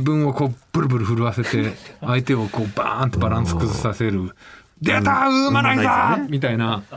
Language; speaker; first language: Japanese; native; Japanese